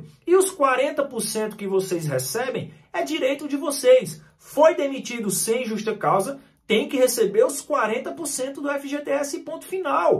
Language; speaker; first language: Portuguese; native; Portuguese